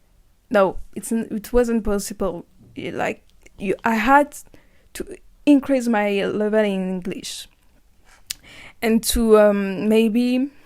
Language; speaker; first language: English; non-native, learner; French